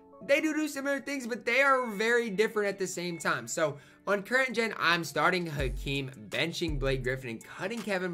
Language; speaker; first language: English; native; English